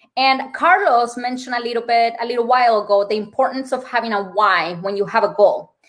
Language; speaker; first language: English; non-native, fluent; Spanish